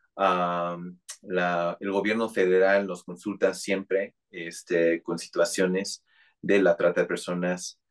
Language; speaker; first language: Spanish; non-native, fluent; English